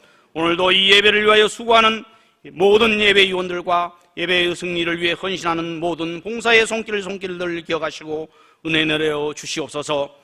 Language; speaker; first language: Korean; native; Korean